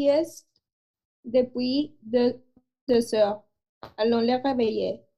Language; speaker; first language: French; non-native, learner; Spanish